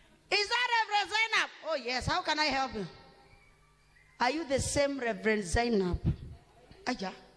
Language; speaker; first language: English; non-native, local second language; Swahili